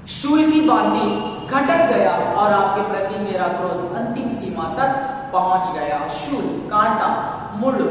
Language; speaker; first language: Hindi; non-native, local second language; Kannada